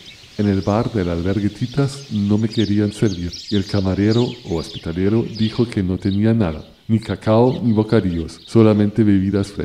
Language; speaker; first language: Spanish; non-native, fluent; German